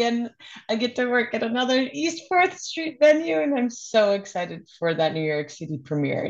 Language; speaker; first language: English; native; English